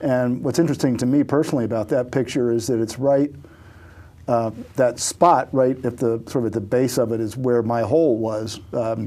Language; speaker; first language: English; native; English